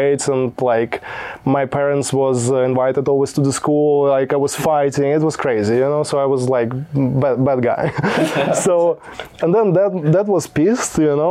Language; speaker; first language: English; non-native, fluent; Russian